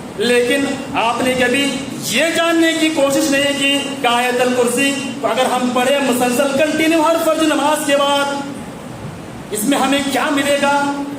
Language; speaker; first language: Urdu; native; Urdu